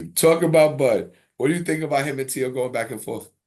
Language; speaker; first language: English; native; English